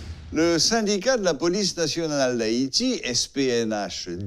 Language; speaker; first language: French; non-native, local second language; Haitian Creole